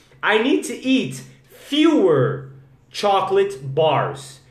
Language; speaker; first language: English; non-native, fluent; Portuguese